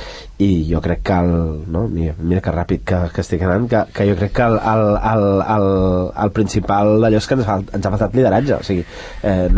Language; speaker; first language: Catalan; native; Catalan